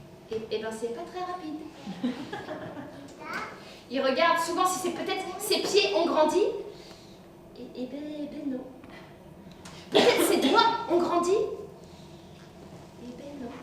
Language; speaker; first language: French; native; French